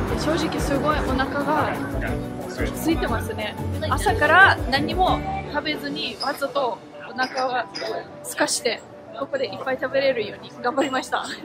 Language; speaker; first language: Japanese; non-native, fluent; Russian